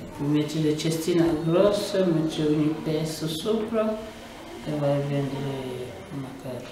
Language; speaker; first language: Italian; non-native, learner; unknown